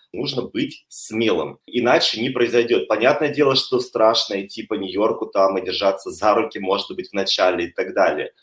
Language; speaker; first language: Russian; native; Russian